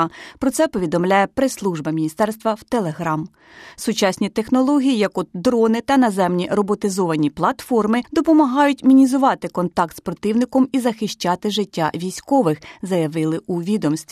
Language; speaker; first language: Ukrainian; native; Ukrainian